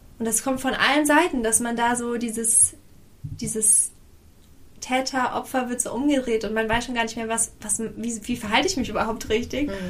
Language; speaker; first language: German; native; German